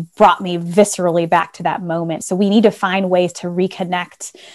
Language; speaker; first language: English; native; English